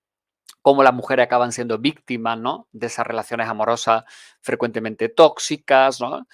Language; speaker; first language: Spanish; native; Spanish